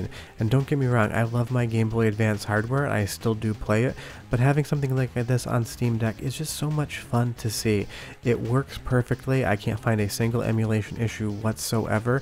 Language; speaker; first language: English; native; English